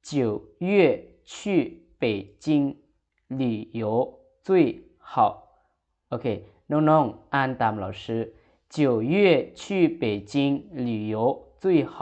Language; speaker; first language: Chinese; non-native, fluent; Lao